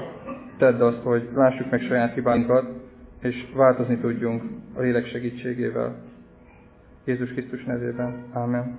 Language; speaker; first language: Hungarian; native; Hungarian